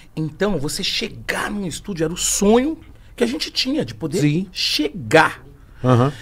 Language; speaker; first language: Portuguese; native; Portuguese